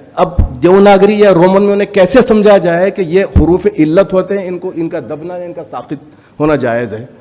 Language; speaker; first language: Urdu; native; Urdu